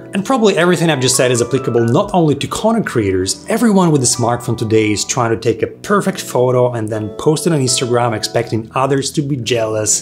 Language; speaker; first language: English; non-native, fluent; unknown